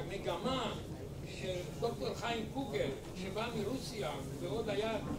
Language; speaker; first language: Hebrew; non-native, fluent; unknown